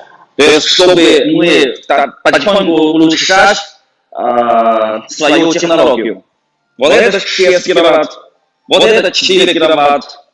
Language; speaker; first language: Russian; non-native, fluent; Chinese